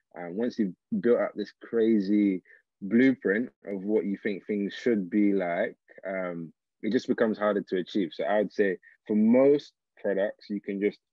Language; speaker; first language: English; native; English